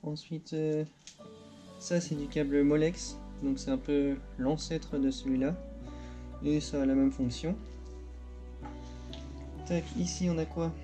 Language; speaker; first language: French; native; French